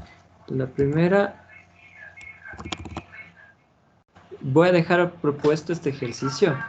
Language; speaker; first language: Spanish; native; Spanish